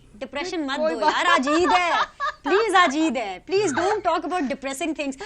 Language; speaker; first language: Urdu; native; Urdu